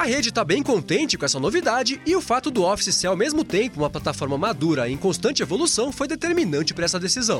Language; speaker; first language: Portuguese; native; Portuguese